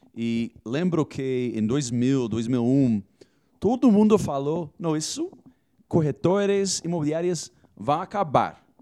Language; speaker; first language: Portuguese; non-native, fluent; English